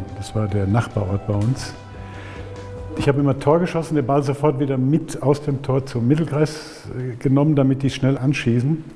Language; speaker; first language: German; native; German